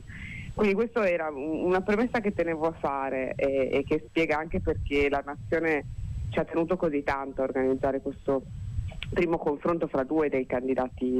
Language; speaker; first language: Italian; native; Italian